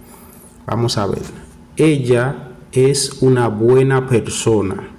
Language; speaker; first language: Spanish; non-native, fluent; Haitian Creole